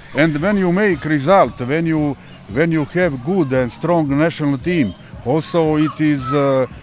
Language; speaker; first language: English; non-native, learner; Serbian